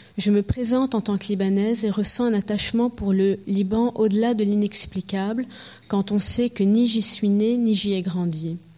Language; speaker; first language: French; early bilingual, heritage; French